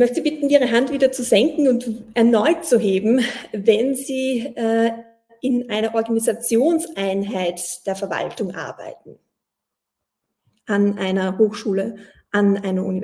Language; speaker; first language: German; native; German